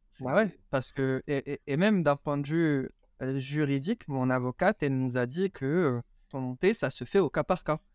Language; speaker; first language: French; non-native, local second language; Arabic